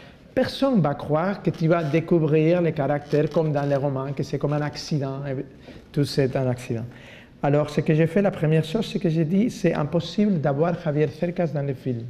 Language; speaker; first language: French; non-native, fluent; Spanish